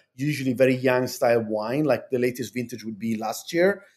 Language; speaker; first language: English; non-native, fluent; Italian